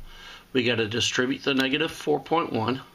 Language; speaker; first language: English; native; English